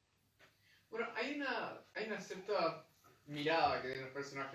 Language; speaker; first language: Spanish; native; Spanish